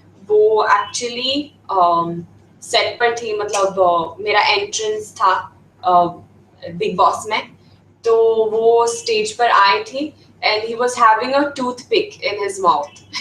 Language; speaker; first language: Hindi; non-native, fluent; Swedish